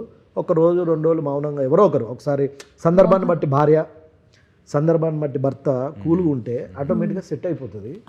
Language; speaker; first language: Telugu; native; Telugu